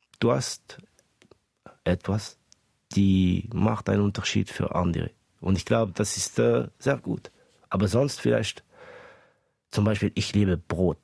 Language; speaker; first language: German; early bilingual, other home language; Estonian